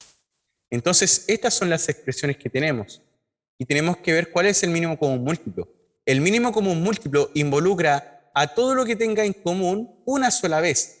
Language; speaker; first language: Spanish; native; Spanish